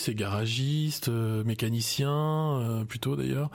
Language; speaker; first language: French; native; French